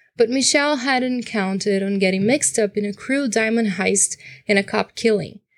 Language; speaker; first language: English; non-native, fluent; Portuguese